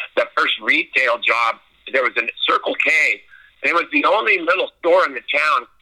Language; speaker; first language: English; native; English